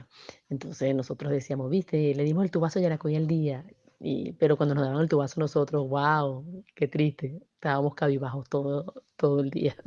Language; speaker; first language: Spanish; native; Spanish